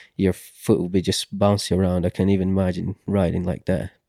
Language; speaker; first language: English; non-native, fluent; Portuguese